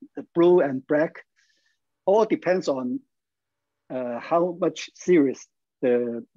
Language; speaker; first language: English; non-native, learner; Chinese